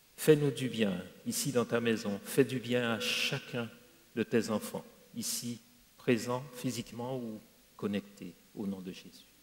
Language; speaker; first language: French; native; French